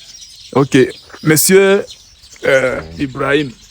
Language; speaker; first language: French; native; French